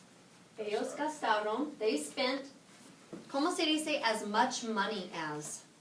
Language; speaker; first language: Spanish; non-native, fluent; English